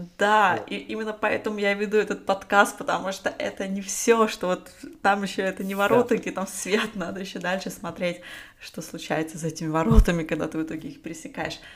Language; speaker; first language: Russian; native; Russian